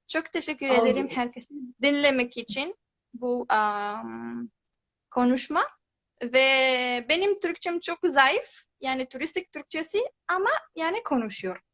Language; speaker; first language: Turkish; non-native, learner; Macedonian